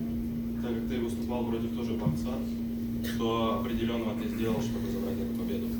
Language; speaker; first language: Russian; native; Russian